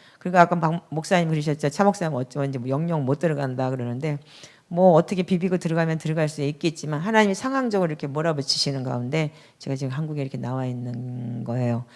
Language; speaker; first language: Korean; native; Korean